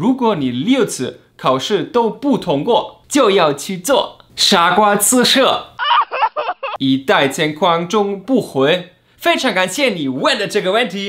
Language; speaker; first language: Chinese; non-native, fluent; German